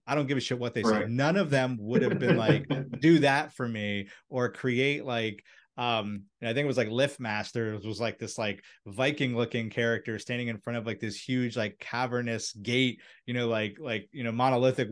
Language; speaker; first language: English; native; English